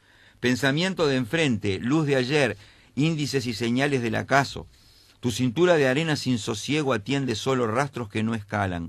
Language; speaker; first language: Spanish; native; Spanish